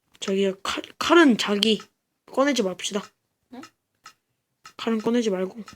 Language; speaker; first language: Korean; native; Korean